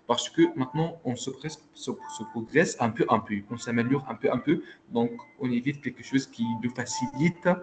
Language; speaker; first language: French; non-native, local second language; Arabic